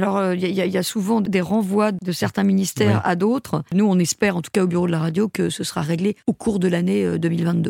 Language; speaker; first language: French; native; French